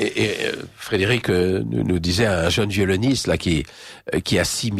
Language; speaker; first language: French; native; French